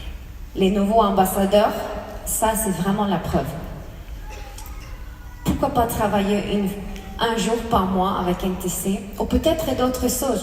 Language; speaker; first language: French; non-native, fluent; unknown